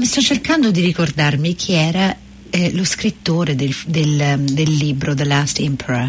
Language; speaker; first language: Italian; native; Italian